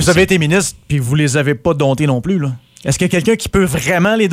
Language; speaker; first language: French; native; French